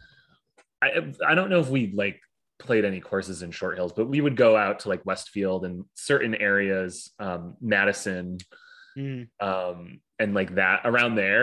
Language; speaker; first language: English; native; English